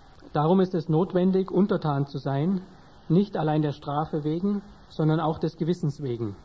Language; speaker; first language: German; native; German